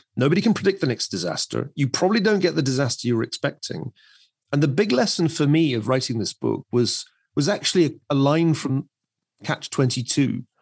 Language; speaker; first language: English; native; English